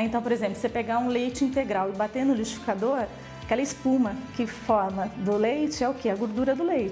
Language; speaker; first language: Portuguese; native; Portuguese